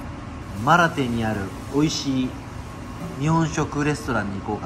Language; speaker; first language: Japanese; native; Japanese